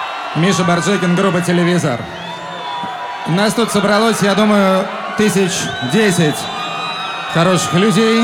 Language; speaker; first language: Russian; native; Russian